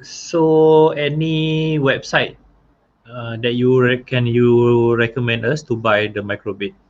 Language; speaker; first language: English; non-native, local second language; Malay